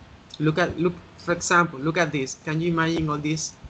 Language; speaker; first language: English; non-native, learner; Spanish